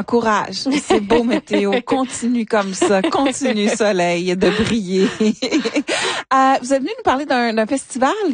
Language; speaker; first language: French; native; French